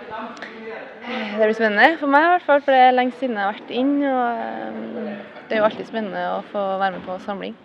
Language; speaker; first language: Norwegian; native; Norwegian